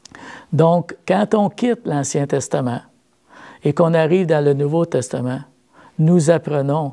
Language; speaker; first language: French; native; French